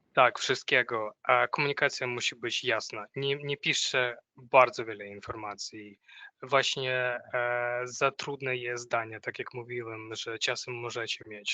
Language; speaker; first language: Polish; non-native, fluent; Ukrainian